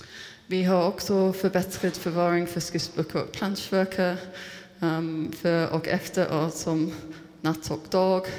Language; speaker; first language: Swedish; non-native, fluent; English